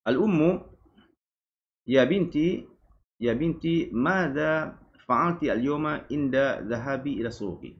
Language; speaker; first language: Arabic; non-native, fluent; Malay